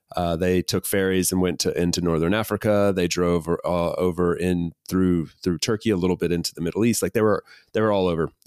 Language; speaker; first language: English; native; English